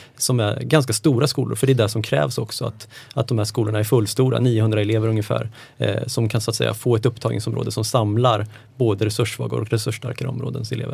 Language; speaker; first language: Swedish; native; Swedish